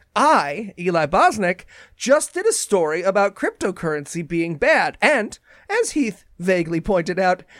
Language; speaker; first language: English; native; English